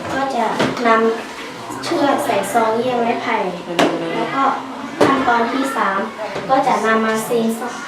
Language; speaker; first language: Thai; non-native, local second language; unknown